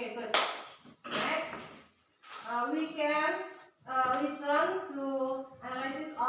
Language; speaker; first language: English; non-native, learner; Indonesian